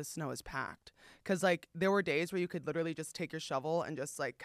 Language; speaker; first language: English; native; English